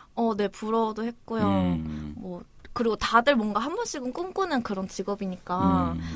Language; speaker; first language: Korean; early bilingual, other home language; Chinese